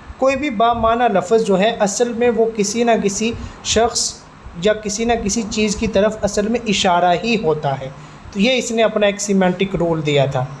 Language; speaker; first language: Urdu; non-native, local second language; Punjabi